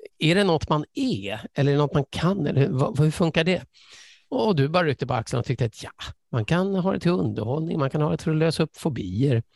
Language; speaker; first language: Swedish; early bilingual, other home language; English